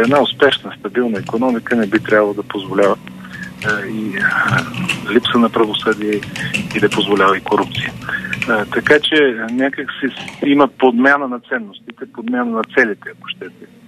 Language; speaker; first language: Bulgarian; native; Bulgarian